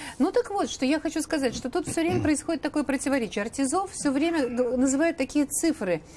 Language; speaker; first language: Russian; native; Russian